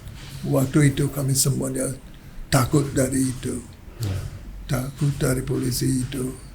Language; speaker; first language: Indonesian; non-native, learner; English